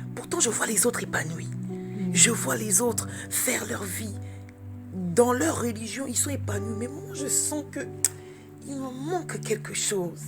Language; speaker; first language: French; early bilingual, other home language; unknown